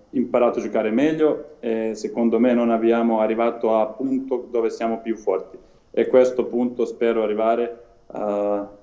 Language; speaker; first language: Italian; non-native, learner; Serbian